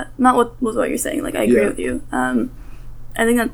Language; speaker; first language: English; early bilingual, other home language; Russian